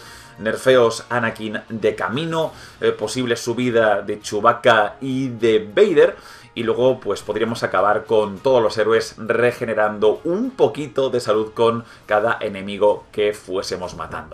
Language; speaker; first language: Spanish; native; Spanish